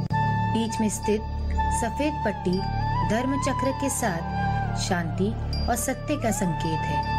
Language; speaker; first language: Hindi; native; Hindi